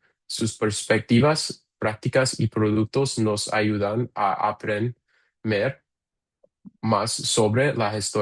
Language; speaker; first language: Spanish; non-native, learner; English